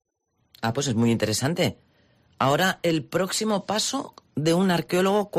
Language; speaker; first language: Spanish; native; Spanish